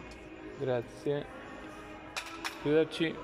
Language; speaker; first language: Italian; non-native, learner; English